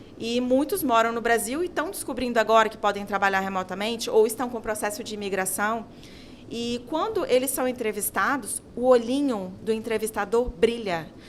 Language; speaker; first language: Portuguese; native; Portuguese